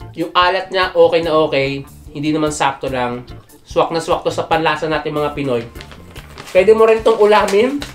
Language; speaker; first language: Filipino; native; Filipino